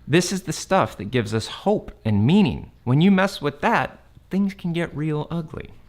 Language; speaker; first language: English; native; English